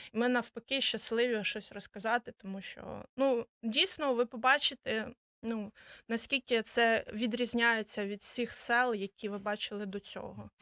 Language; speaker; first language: Ukrainian; native; Ukrainian